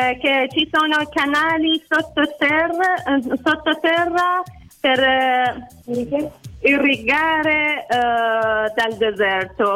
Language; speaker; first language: Italian; non-native, learner; Persian